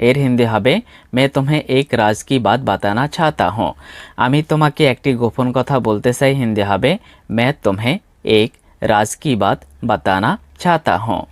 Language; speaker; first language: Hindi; non-native, fluent; Bangla